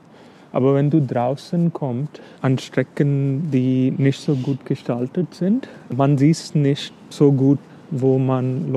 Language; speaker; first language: German; non-native, fluent; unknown